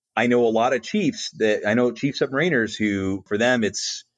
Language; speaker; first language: English; native; English